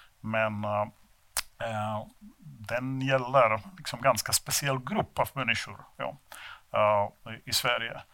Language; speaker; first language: Swedish; non-native, fluent; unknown